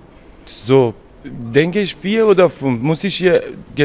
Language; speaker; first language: German; non-native, fluent; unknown